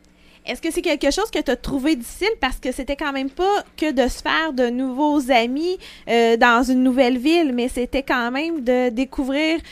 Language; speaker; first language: French; native; French